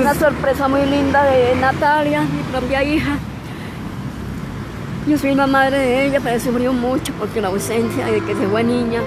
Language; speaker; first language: Spanish; native; Spanish